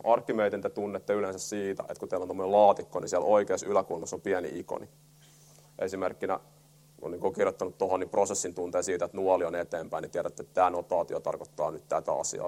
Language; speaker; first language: Finnish; native; Finnish